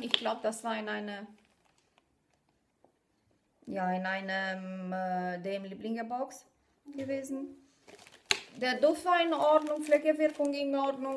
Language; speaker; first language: German; non-native, fluent; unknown